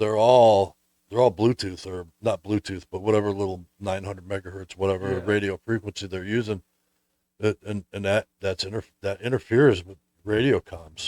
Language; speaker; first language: English; native; English